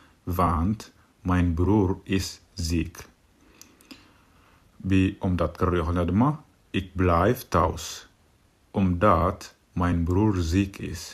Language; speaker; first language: Dutch; non-native, fluent; Tigrinya